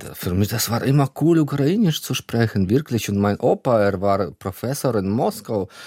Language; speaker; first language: German; non-native, fluent; Ukrainian